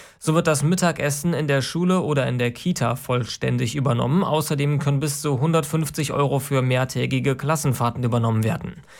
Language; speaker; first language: German; native; German